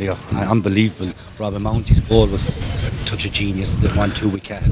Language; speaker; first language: English; native; English